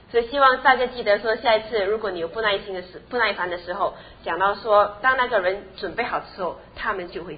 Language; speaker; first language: Chinese; native; Chinese